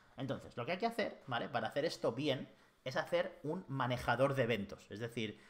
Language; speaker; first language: Spanish; native; Spanish